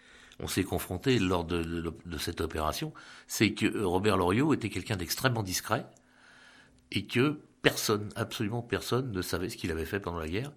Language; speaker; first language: French; native; French